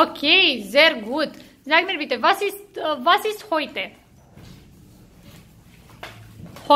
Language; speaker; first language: German; non-native, fluent; Romanian